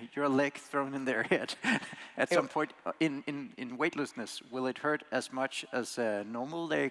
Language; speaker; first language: English; non-native, fluent; Danish